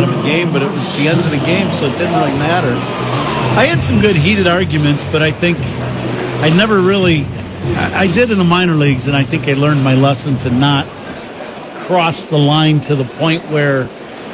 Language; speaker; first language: English; native; English